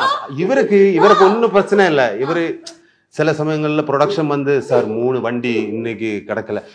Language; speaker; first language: Tamil; non-native, learner; Malayalam